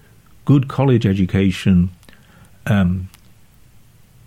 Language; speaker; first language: English; native; English